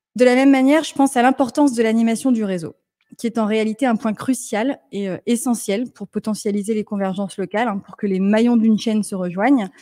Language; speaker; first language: French; native; French